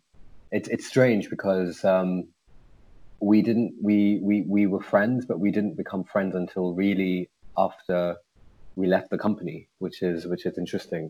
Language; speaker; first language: English; native; English